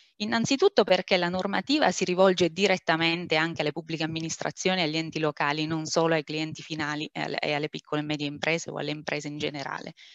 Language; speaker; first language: Italian; native; Italian